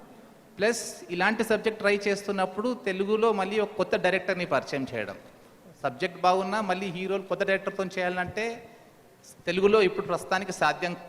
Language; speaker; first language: Telugu; native; Telugu